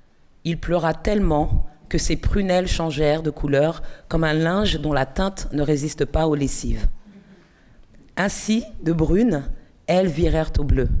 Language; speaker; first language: French; native; French